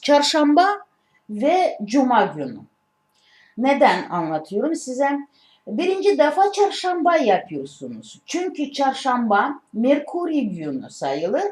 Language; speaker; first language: Turkish; non-native, learner; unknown